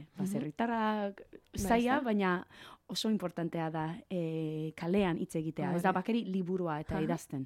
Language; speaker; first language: Basque; non-native, learner; English